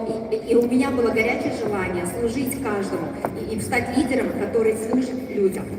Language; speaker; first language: Russian; native; Russian